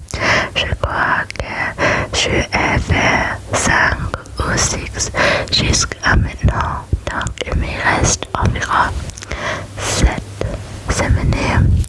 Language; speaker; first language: French; non-native, learner; German